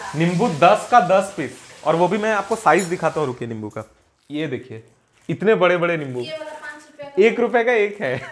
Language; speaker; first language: Hindi; native; Hindi